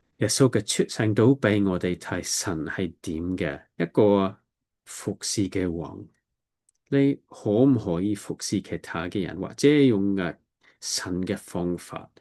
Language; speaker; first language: Cantonese; non-native, learner; English